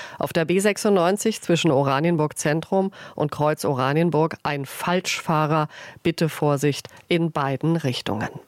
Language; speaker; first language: German; native; German